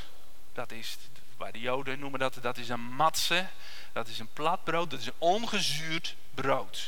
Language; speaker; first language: Dutch; native; Dutch